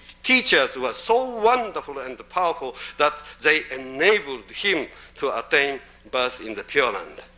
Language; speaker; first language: English; non-native, fluent; Japanese